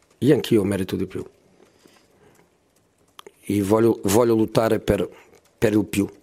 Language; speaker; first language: Italian; non-native, fluent; Portuguese